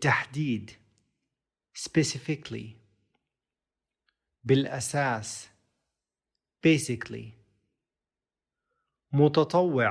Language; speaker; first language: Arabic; native; Arabic